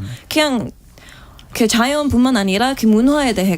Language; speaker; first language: Korean; non-native, fluent; English